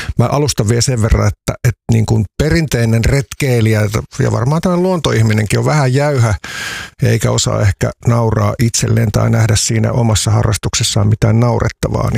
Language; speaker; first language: Finnish; native; Finnish